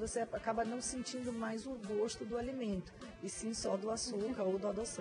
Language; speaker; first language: Portuguese; native; Portuguese